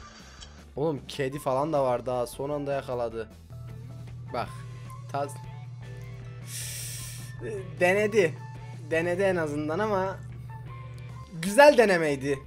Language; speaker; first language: Turkish; native; Turkish